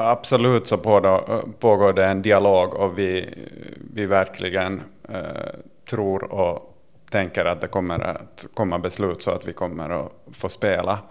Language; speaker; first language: Swedish; native; Swedish